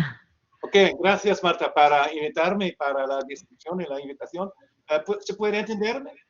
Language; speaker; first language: Spanish; non-native, learner; Dutch